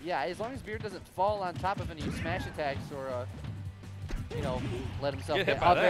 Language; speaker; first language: English; native; English